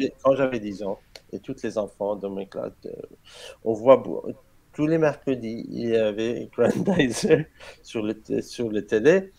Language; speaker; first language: French; non-native, learner; Arabic